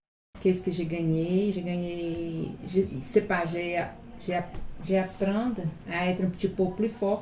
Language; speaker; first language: French; non-native, learner; Portuguese